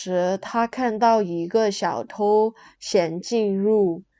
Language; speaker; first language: Chinese; non-native, fluent; Burmese